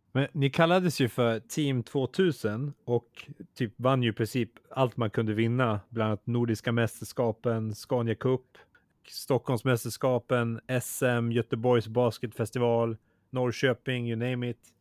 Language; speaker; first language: Swedish; native; Swedish